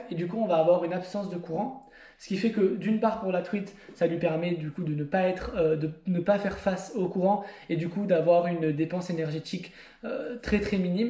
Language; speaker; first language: French; native; French